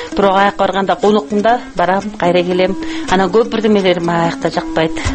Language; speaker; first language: Kyrgyz; non-native, local second language; Russian